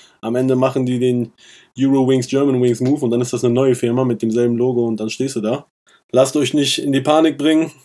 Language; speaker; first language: German; early bilingual, other home language; Persian